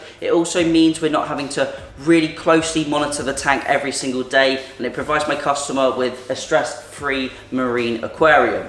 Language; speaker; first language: English; native; English